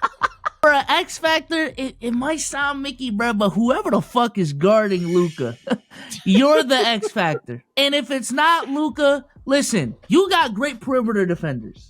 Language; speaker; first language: English; native; English